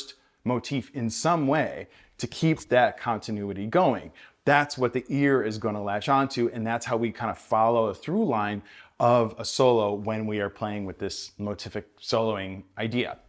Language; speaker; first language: English; native; English